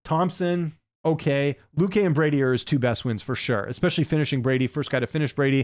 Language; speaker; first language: English; native; English